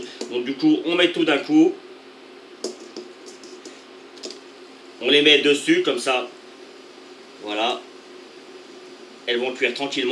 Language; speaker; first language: French; native; French